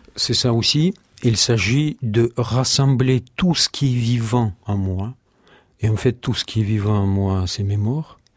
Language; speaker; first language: French; non-native, fluent; Russian